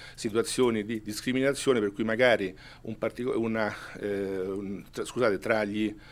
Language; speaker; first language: Italian; native; Italian